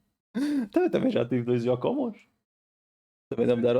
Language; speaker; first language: Portuguese; native; Portuguese